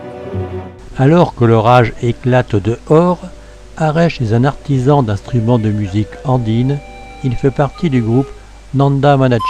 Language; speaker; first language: French; native; French